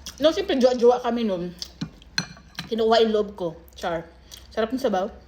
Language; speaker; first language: Filipino; native; Filipino